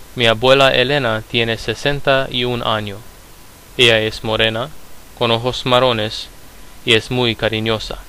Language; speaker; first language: Spanish; non-native, fluent; Romanian